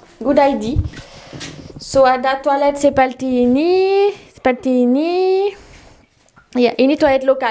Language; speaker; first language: Indonesian; non-native, learner; French